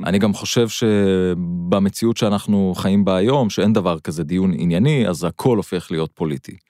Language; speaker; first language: Hebrew; non-native, local second language; Arabic